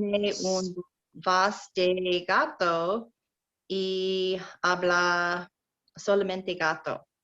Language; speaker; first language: Spanish; non-native, learner; English